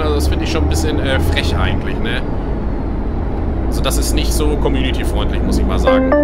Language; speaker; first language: German; native; German